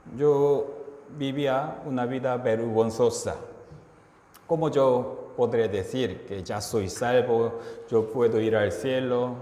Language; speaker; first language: Spanish; non-native, fluent; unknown